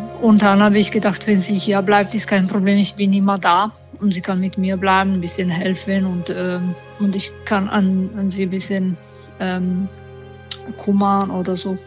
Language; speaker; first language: German; non-native, learner; Italian